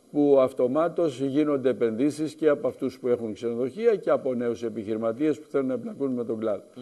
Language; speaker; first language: Greek; native; Greek